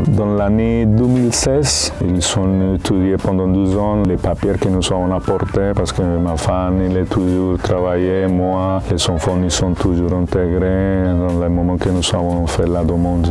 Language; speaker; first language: French; non-native, fluent; Spanish